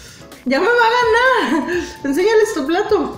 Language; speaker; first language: Spanish; native; Spanish